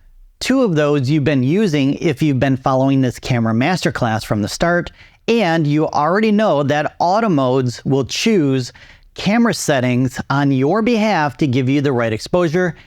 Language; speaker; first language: English; native; English